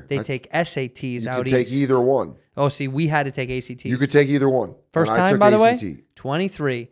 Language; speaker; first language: English; native; English